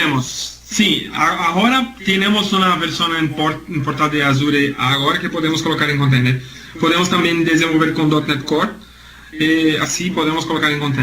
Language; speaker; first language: Spanish; non-native, learner; Portuguese